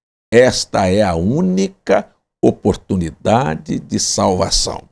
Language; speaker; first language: Portuguese; native; Portuguese